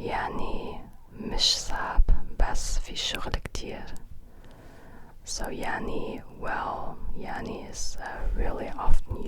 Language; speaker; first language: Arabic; non-native, learner; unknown